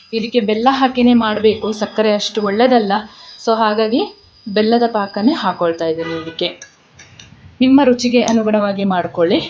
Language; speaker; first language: Kannada; non-native, local second language; Kodava